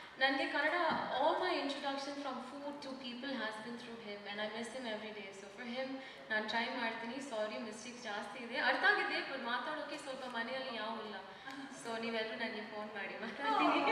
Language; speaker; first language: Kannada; non-native, learner; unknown